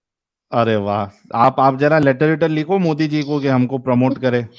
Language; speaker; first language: Hindi; native; Hindi